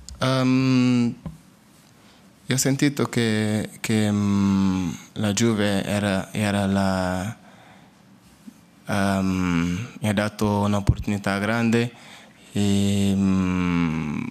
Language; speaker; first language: Italian; non-native, learner; Portuguese